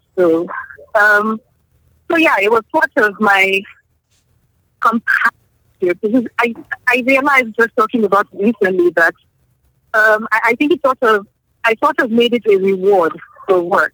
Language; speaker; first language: English; non-native, local second language; Yoruba